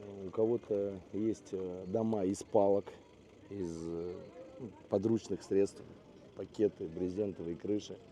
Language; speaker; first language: Russian; native; Russian